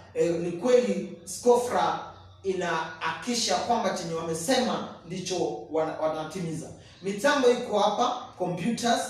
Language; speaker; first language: Swahili; non-native, local second language; Kamba